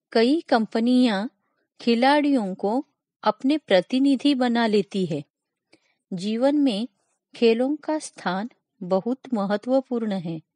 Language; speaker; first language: Hindi; non-native, local second language; Kannada